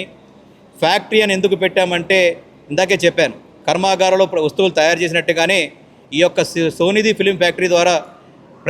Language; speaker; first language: Telugu; native; Telugu